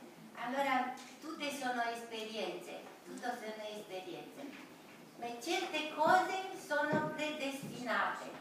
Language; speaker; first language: Italian; non-native, fluent; Romanian